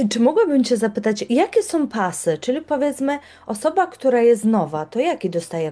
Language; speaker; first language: Polish; native; Polish